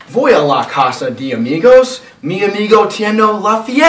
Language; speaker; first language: Spanish; non-native, learner; English